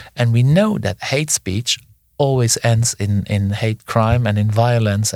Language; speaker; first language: English; non-native, fluent; Luxembourgish